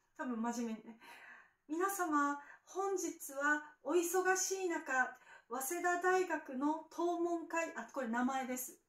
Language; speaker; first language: Japanese; native; Japanese